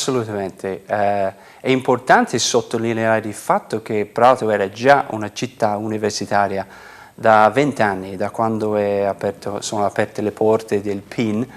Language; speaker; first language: Italian; non-native, fluent; English